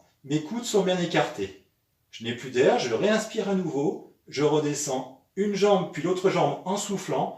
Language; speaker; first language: French; native; French